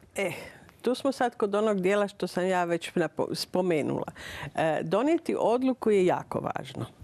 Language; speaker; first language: Croatian; native; Croatian